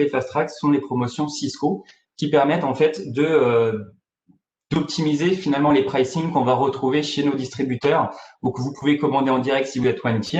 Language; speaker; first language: French; native; French